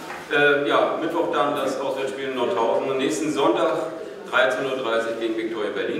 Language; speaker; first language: German; native; German